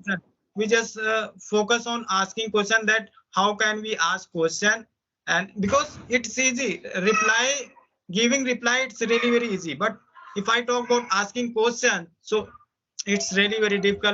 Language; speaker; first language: English; non-native, local second language; Hindi